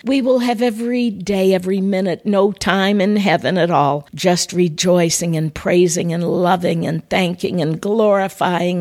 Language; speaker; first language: English; native; English